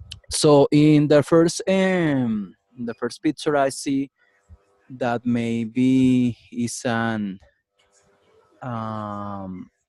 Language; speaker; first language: English; non-native, learner; Spanish